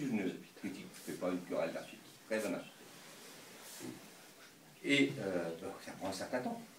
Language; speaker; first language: French; native; French